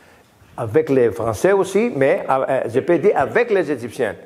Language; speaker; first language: French; non-native, learner; Greek